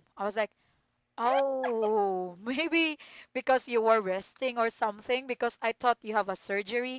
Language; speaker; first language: English; non-native, fluent; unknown